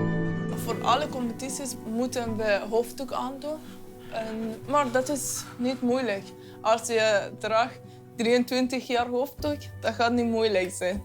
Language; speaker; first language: Dutch; non-native, learner; Persian